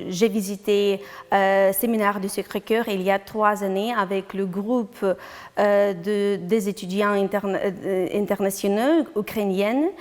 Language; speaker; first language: French; non-native, learner; Ukrainian